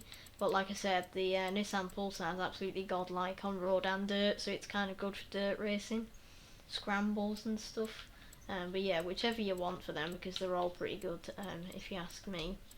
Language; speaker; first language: English; native; English